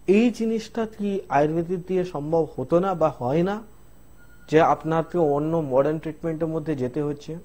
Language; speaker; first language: Bangla; non-native, local second language; Hindi